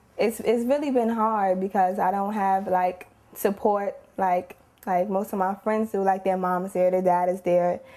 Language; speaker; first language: English; native; English